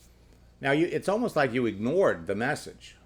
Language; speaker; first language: English; native; English